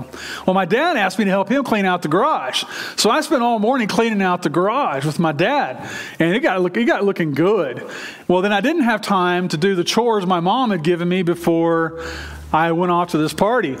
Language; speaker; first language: English; native; English